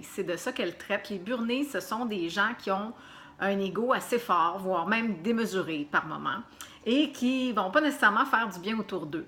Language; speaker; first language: French; native; French